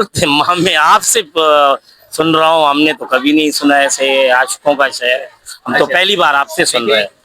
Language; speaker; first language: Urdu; non-native, local second language; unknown